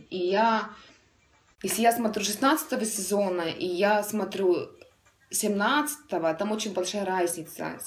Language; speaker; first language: Russian; non-native, learner; Estonian